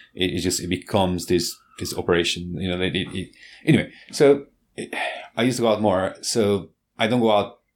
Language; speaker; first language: English; non-native, fluent; Portuguese